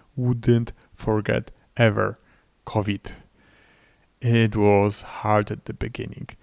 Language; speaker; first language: English; non-native, fluent; Polish